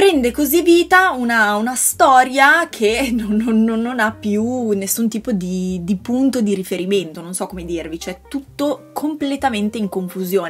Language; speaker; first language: Italian; native; Italian